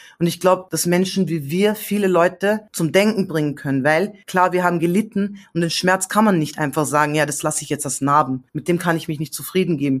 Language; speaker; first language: German; early bilingual, other home language; Central Kurdish